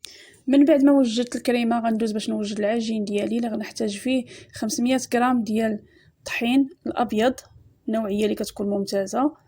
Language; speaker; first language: Arabic; native; Arabic